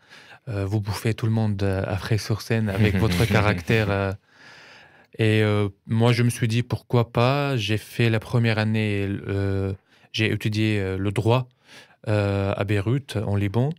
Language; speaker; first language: French; non-native, fluent; Arabic